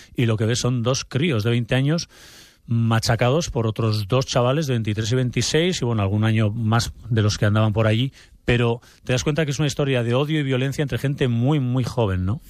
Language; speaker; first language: Spanish; native; Spanish